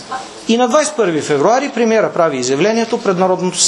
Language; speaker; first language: Bulgarian; native; Bulgarian